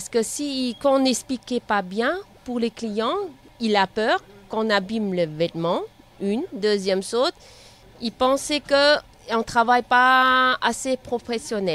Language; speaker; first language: French; non-native, learner; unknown